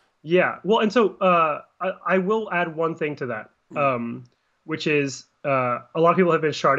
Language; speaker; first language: English; native; English